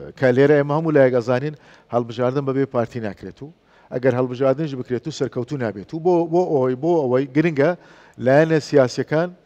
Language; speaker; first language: Central Kurdish; non-native, local second language; Turkish